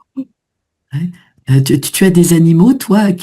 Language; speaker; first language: French; native; French